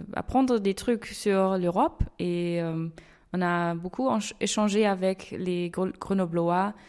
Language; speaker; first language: French; non-native, fluent; German